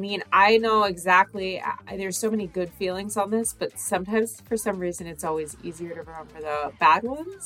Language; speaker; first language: English; native; English